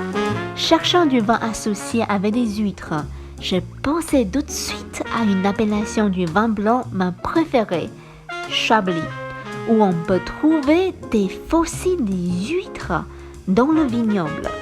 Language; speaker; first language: French; non-native, fluent; Chinese